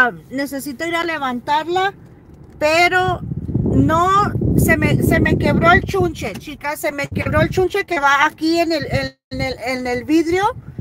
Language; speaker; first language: Spanish; native; Spanish